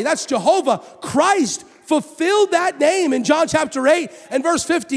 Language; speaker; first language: English; native; English